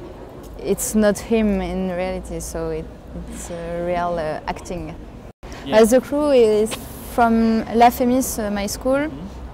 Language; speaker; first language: English; non-native, learner; French